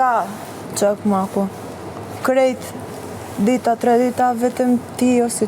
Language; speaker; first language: Albanian; non-native, learner; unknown